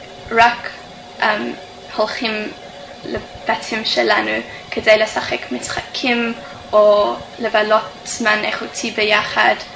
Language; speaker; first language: Hebrew; non-native, fluent; English